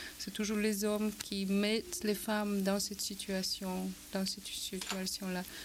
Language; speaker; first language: French; non-native, fluent; Polish